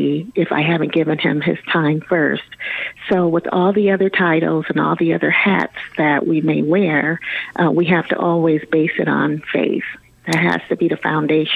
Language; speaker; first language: English; native; English